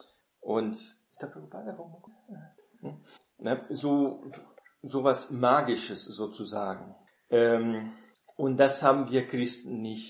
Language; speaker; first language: German; non-native, fluent; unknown